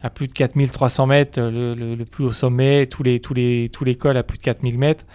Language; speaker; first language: French; native; French